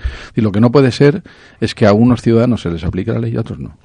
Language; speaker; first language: Spanish; native; Spanish